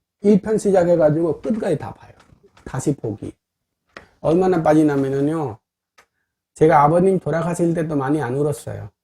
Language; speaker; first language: Korean; non-native, fluent; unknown